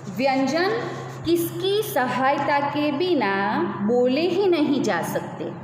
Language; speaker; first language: Hindi; non-native, local second language; Gujarati